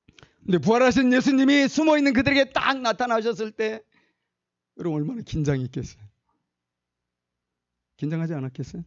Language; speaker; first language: Korean; native; Korean